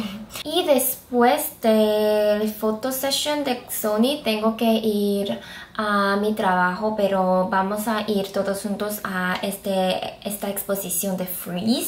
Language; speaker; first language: Spanish; non-native, fluent; Korean